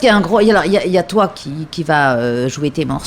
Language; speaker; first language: French; native; French